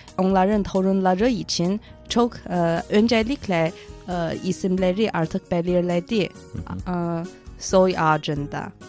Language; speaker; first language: Turkish; non-native, fluent; Chinese